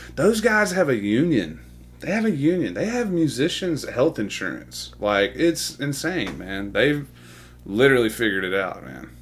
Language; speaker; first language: English; native; English